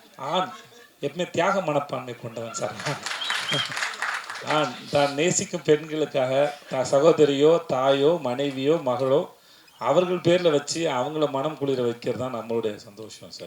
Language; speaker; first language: Tamil; native; Tamil